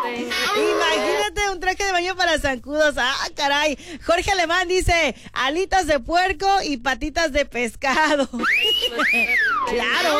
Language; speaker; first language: Spanish; native; Spanish